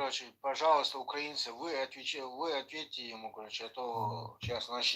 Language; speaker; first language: Russian; non-native, local second language; Chechen